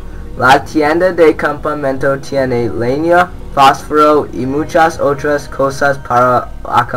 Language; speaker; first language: Spanish; non-native, learner; English